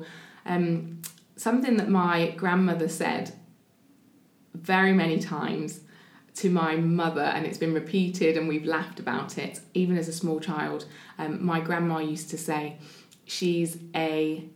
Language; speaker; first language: English; native; English